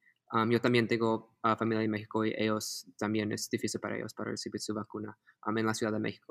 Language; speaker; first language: Spanish; early bilingual, heritage; Spanish